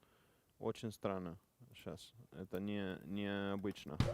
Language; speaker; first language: Russian; non-native, learner; Spanish